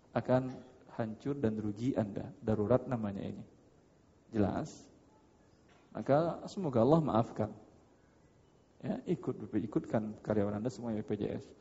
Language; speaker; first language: Indonesian; non-native, local second language; Minangkabau